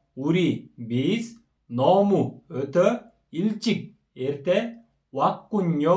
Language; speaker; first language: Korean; non-native, fluent; Kyrgyz